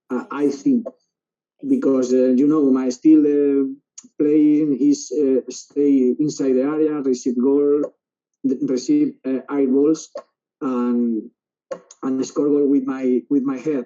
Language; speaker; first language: English; non-native, learner; Spanish